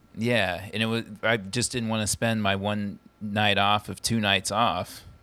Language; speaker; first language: English; native; English